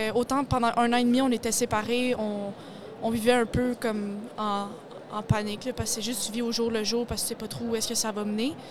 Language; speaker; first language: French; native; French